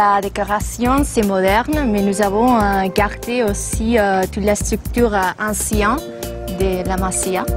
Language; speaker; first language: French; non-native, learner; Catalan